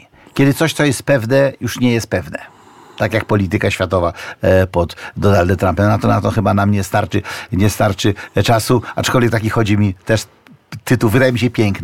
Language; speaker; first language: Polish; native; Polish